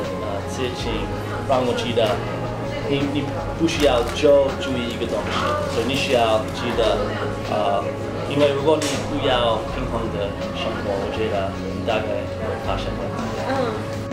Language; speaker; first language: Chinese; non-native, learner; English